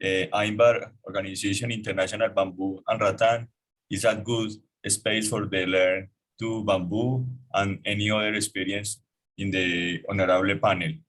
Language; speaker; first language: English; non-native, learner; Spanish